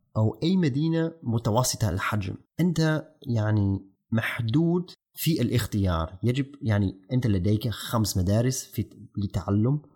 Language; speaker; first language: Arabic; non-native, fluent; German